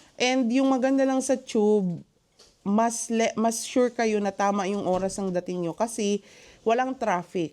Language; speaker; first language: Filipino; native; Filipino